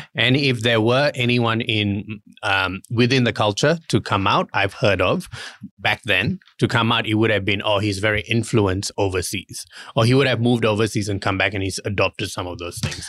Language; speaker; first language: English; non-native, local second language; Tamil